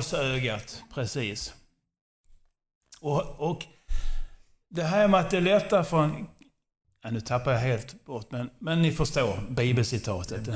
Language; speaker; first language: Swedish; non-native, fluent; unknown